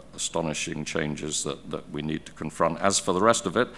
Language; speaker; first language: English; native; English